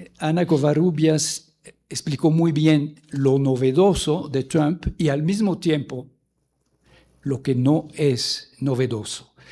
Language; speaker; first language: Spanish; non-native, fluent; French